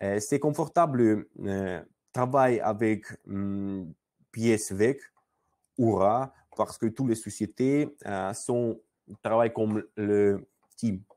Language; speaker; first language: French; non-native, learner; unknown